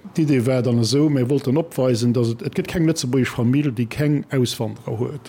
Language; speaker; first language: Luxembourgish; early bilingual, other home language; Italian